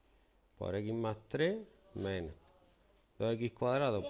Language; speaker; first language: Spanish; native; Spanish